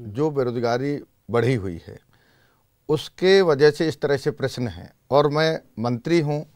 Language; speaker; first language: Hindi; native; Hindi